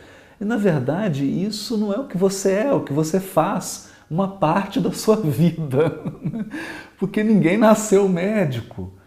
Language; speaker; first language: Portuguese; native; Portuguese